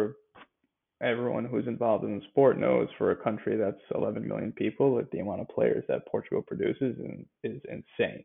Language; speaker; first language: English; native; English